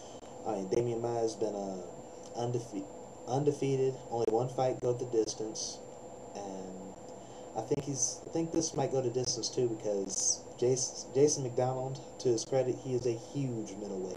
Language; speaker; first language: English; native; English